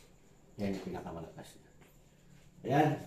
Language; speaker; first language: Filipino; native; Filipino